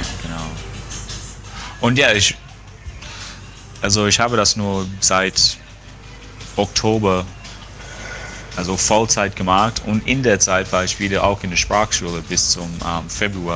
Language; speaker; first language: German; non-native, fluent; English